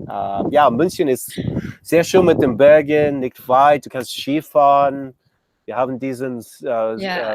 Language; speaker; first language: German; non-native, learner; English